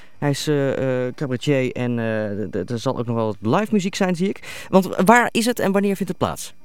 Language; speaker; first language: Dutch; native; Dutch